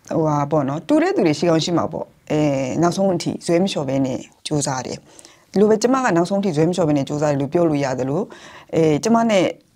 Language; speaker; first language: Burmese; native; Burmese